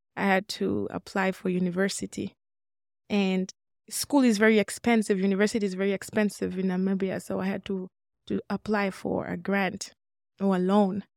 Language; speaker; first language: English; non-native, local second language; Swahili